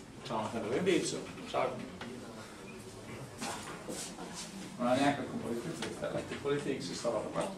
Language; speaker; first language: Italian; native; Italian